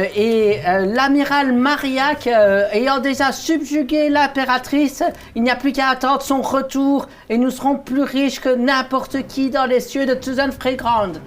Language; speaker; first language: French; native; French